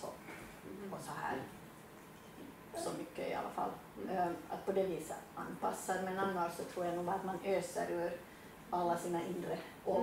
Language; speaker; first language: Swedish; native; Swedish